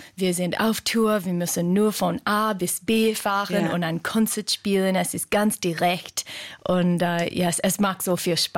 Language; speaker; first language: German; non-native, fluent; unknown